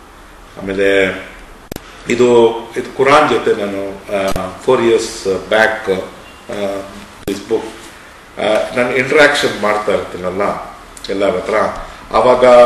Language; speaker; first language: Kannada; non-native, local second language; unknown